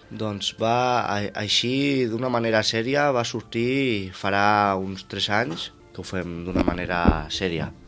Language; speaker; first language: Catalan; non-native, local second language; Spanish